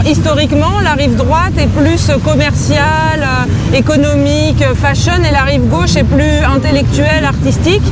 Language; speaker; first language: French; native; French